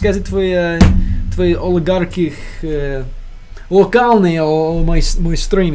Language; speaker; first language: Russian; non-native, learner; English